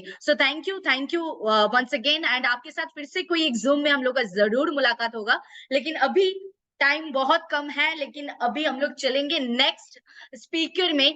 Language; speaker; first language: Hindi; native; Hindi